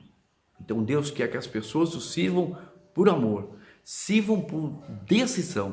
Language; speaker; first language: Portuguese; native; Portuguese